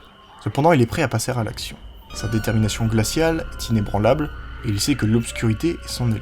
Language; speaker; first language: French; native; French